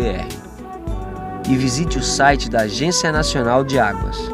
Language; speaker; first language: Portuguese; native; Portuguese